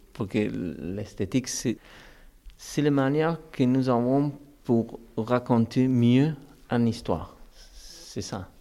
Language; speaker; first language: French; non-native, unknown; Spanish